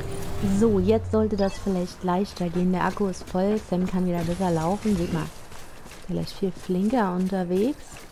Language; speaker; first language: German; native; German